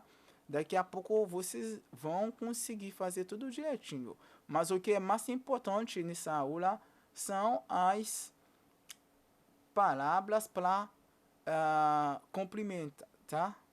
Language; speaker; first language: Portuguese; non-native, fluent; Haitian Creole